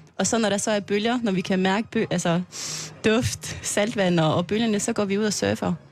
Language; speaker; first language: Danish; non-native, fluent; French